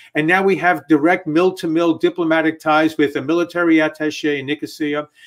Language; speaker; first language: English; native; English